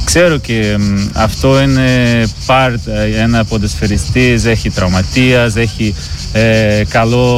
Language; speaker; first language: Greek; non-native, learner; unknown